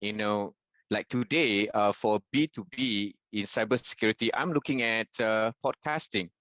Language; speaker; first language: English; non-native, local second language; Malay